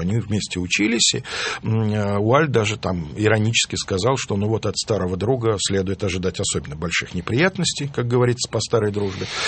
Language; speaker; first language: Russian; native; Russian